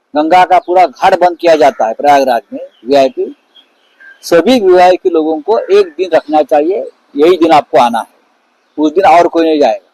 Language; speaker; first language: Hindi; non-native, local second language; Marathi